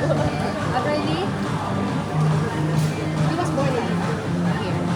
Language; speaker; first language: English; non-native, local second language; Filipino